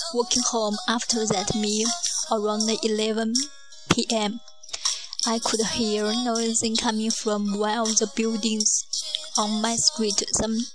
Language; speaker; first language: English; non-native, learner; Chinese